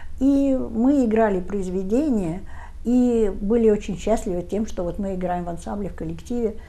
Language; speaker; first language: Russian; native; Russian